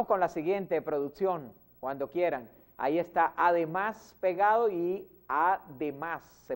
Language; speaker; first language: Spanish; native; Spanish